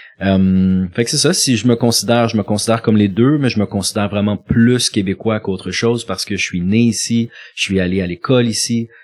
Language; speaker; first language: French; native; French